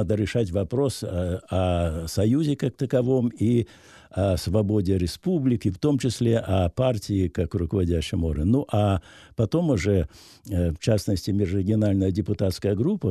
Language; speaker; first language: Russian; native; Russian